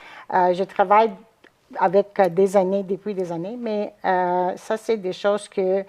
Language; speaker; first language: French; non-native, fluent; Greek